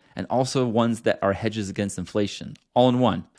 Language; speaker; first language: English; native; English